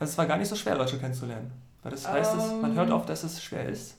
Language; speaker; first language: German; native; German